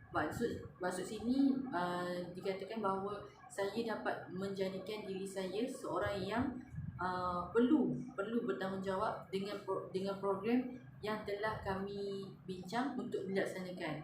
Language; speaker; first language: Malay; native; Malay